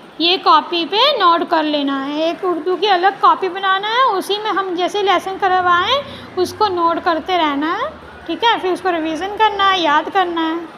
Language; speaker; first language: Urdu; non-native, local second language; Punjabi